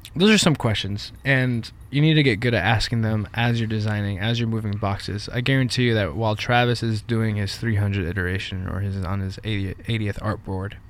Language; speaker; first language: English; native; English